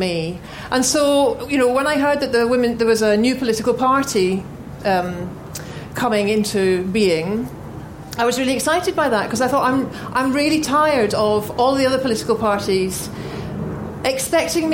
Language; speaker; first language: English; native; English